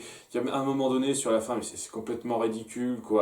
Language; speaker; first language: French; native; French